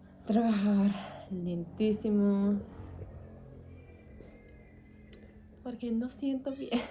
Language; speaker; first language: Spanish; non-native, learner; English